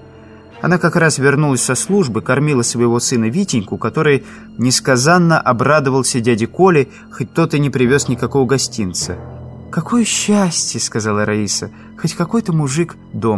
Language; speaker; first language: Russian; native; Russian